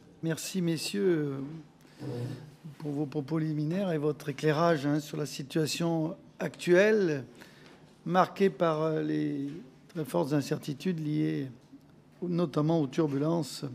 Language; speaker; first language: French; native; French